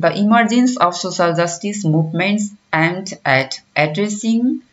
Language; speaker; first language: English; non-native, local second language; Nepali